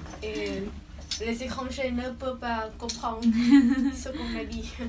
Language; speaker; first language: French; non-native, learner; Vietnamese